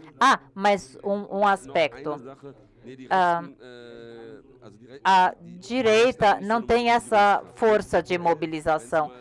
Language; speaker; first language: Portuguese; non-native, learner; German